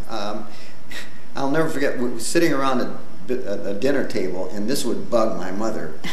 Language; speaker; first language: English; native; English